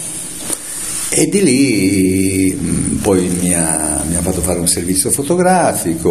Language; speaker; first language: Italian; native; Italian